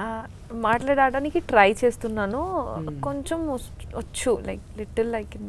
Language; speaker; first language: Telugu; non-native, learner; Bangla